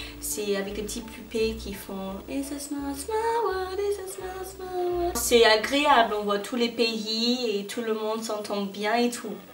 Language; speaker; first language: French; non-native, fluent; English